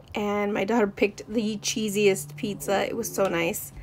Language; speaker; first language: English; native; English